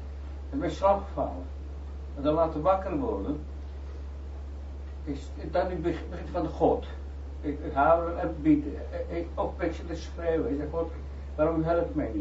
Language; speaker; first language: Dutch; non-native, learner; Turkish